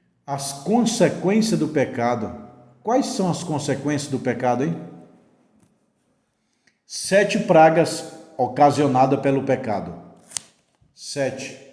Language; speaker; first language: Portuguese; native; Portuguese